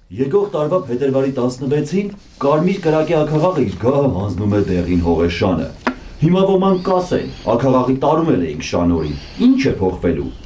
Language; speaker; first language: Armenian; native; Armenian